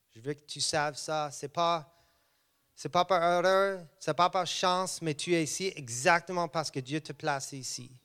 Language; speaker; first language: French; non-native, learner; English